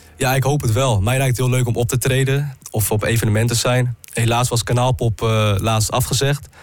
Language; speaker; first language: Dutch; native; Dutch